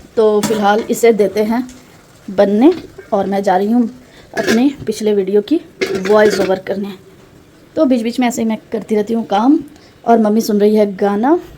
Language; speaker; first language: Hindi; non-native, local second language; Bangla